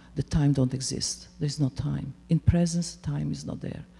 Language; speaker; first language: English; non-native, fluent; Serbian